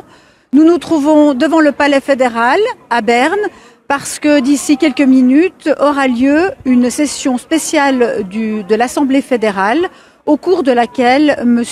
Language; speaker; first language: French; native; French